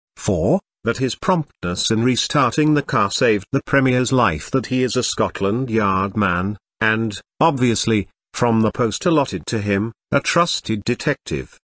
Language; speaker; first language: English; non-native, fluent; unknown